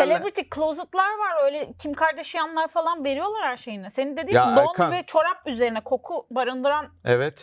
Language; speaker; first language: Turkish; native; Turkish